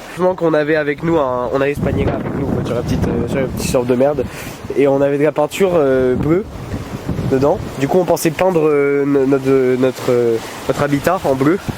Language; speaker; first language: French; native; French